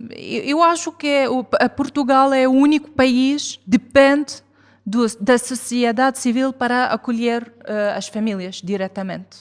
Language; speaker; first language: Portuguese; non-native, fluent; Arabic